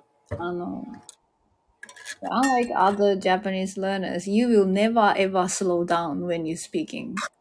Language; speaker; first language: English; non-native, fluent; Japanese